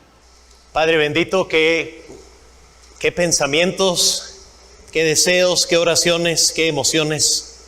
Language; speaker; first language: Spanish; non-native, fluent; English